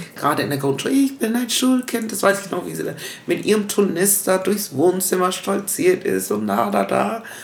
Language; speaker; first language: German; early bilingual, other home language; English